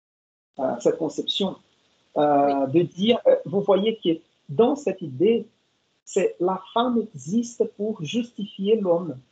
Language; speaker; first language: French; non-native, fluent; Portuguese